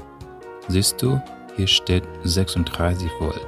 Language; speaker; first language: German; non-native, fluent; Indonesian